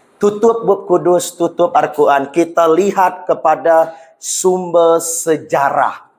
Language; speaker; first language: Malay; non-native, local second language; Iban